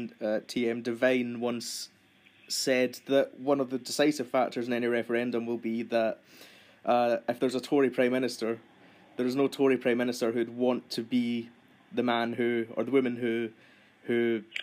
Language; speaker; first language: English; native; English